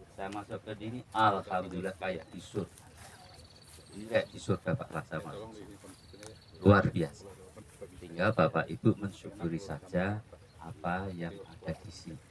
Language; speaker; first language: Indonesian; non-native, local second language; Javanese